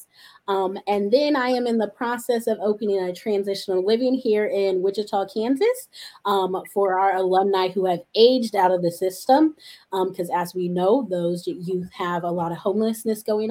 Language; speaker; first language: English; native; English